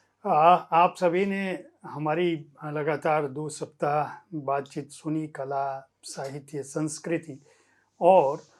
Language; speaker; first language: Hindi; native; Hindi